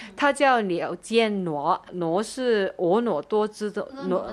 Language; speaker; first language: Chinese; non-native, fluent; Cantonese